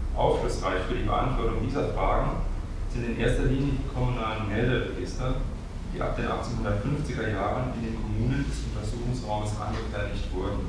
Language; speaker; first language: German; native; German